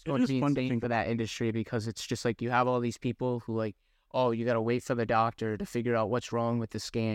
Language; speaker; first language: English; native; English